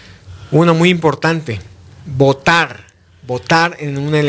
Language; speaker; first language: Spanish; native; Spanish